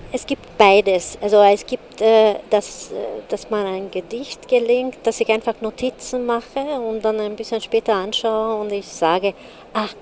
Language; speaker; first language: German; non-native, fluent; Hungarian